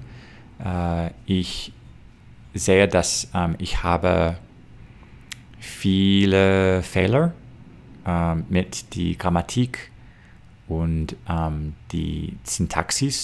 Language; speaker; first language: German; non-native, learner; English